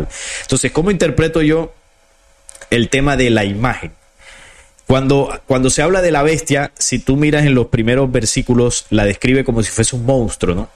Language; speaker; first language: Spanish; native; Spanish